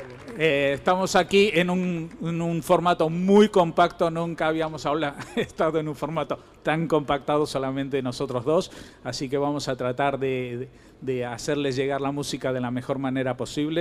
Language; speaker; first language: Spanish; native; Spanish